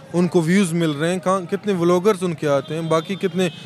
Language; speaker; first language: Urdu; native; Urdu